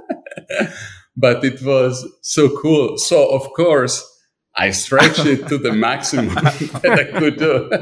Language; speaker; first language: English; non-native, fluent; Italian